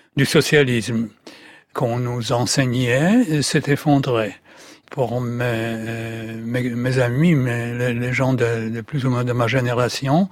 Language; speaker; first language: French; non-native, fluent; Russian